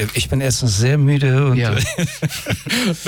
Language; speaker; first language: German; early bilingual, other home language; Persian